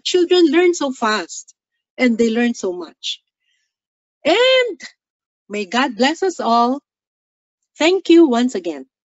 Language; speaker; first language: English; non-native, local second language; Min Nan Chinese